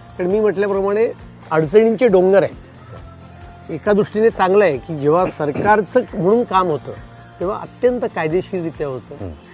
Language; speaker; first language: Marathi; native; Marathi